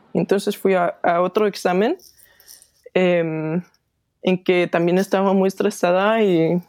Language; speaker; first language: Spanish; non-native, fluent; Danish